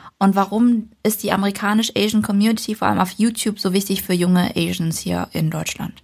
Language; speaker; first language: German; early bilingual, other home language; Vietnamese